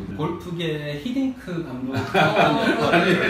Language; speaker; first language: Korean; native; Korean